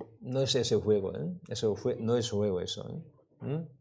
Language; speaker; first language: Spanish; non-native, learner; Korean